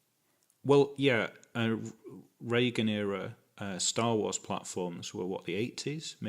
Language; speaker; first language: English; native; English